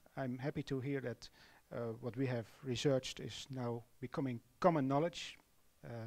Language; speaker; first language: English; non-native, fluent; Dutch